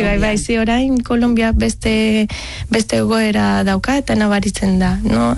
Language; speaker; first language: Basque; non-native, learner; Spanish